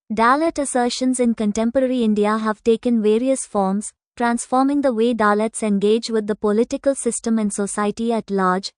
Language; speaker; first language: English; non-native, local second language; Tamil